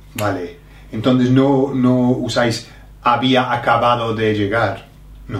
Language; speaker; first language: Spanish; non-native, learner; English